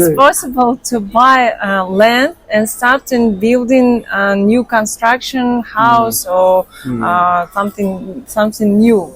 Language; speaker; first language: English; non-native, learner; Russian